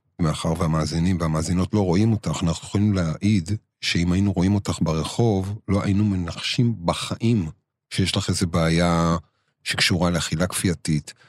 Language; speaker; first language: Hebrew; native; Hebrew